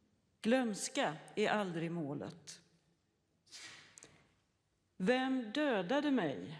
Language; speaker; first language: Swedish; native; Swedish